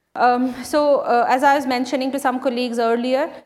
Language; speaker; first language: English; non-native, local second language; Bangla